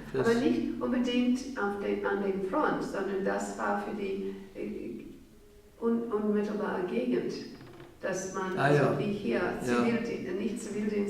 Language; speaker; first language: German; non-native, fluent; English